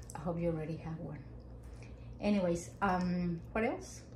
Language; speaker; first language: English; non-native, fluent; Spanish